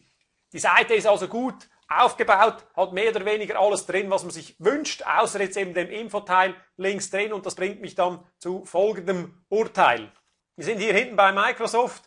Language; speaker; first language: German; native; German